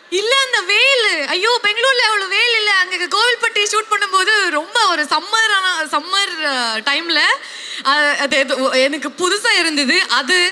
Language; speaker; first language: Tamil; non-native, learner; Kannada